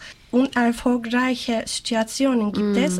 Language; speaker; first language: German; non-native, learner; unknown